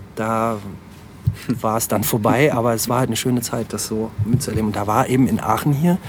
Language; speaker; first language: German; native; German